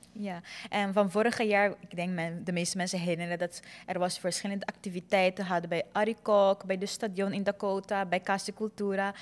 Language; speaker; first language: Dutch; non-native, local second language; Papiamento